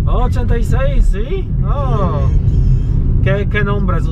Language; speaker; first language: Spanish; non-native, learner; Polish